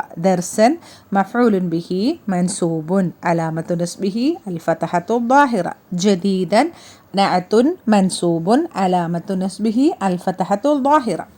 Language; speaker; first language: Arabic; non-native, fluent; Malayalam